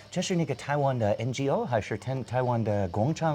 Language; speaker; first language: Chinese; non-native, learner; English